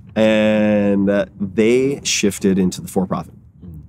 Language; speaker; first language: English; native; English